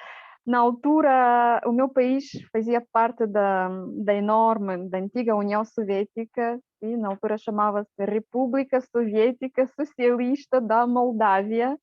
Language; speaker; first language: Portuguese; non-native, fluent; Romanian